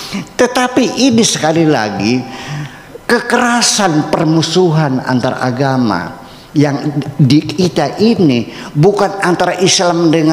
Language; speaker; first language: Indonesian; native; Indonesian